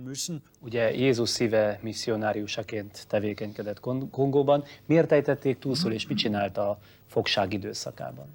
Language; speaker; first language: Hungarian; native; Hungarian